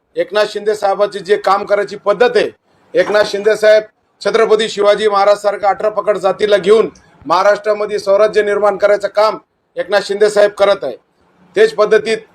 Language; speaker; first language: Marathi; non-native, local second language; Urdu